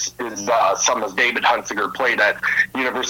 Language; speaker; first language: English; native; English